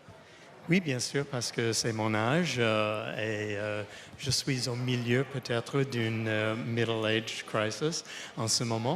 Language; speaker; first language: French; non-native, fluent; English